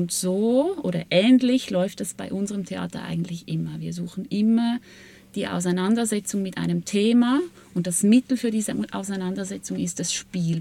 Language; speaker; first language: German; native; German